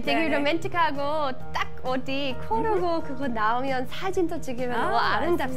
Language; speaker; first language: Korean; non-native, learner; English